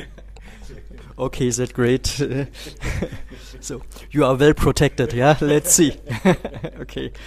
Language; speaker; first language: English; non-native, fluent; German